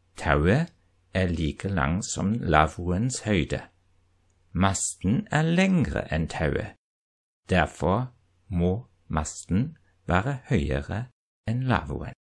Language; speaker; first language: Norwegian; non-native, fluent; German